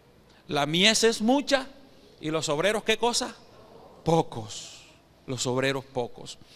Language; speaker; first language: Spanish; native; Spanish